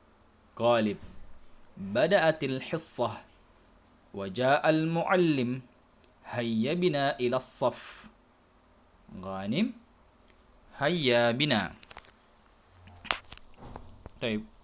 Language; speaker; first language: Arabic; non-native, fluent; Indonesian